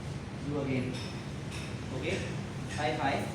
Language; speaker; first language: Vietnamese; non-native, learner; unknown